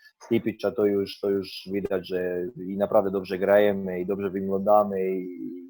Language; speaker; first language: Polish; non-native, fluent; Croatian